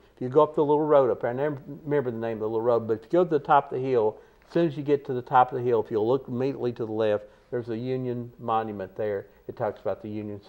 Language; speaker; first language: English; native; English